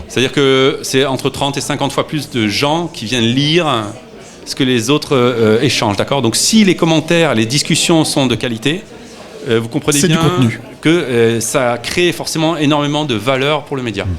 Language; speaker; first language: French; native; French